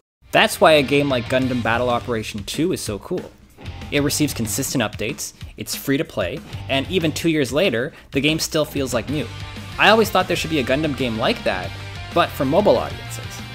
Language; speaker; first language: English; native; English